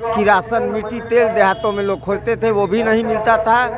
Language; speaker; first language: Hindi; native; Hindi